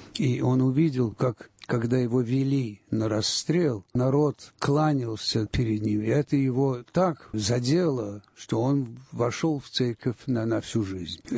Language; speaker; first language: Russian; early bilingual, heritage; Russian